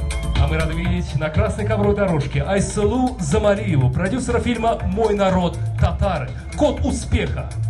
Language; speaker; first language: Russian; native; Russian